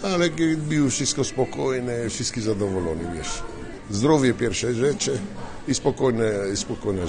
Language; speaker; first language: Polish; non-native, learner; Italian